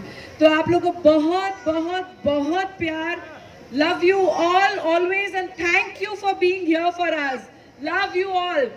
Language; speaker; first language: Hindi; native; Hindi